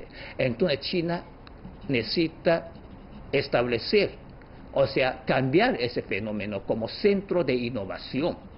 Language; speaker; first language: Spanish; non-native, fluent; Chinese